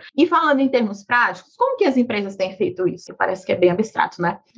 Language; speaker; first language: Portuguese; native; Portuguese